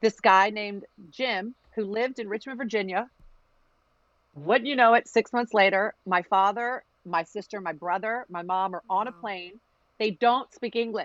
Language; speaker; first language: English; early bilingual, other home language; Greek